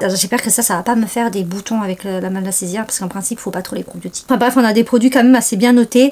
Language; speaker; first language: French; native; French